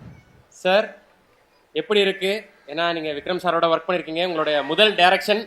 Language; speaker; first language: Tamil; native; Tamil